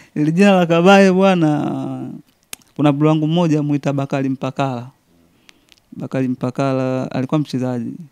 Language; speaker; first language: Swahili; native; Swahili